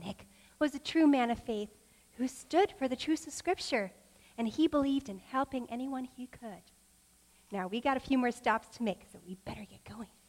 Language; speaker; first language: English; native; English